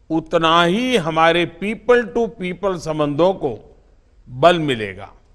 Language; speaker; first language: Hindi; non-native, local second language; Gujarati